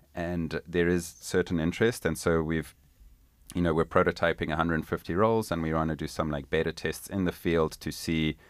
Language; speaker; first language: English; non-native, local second language; Italian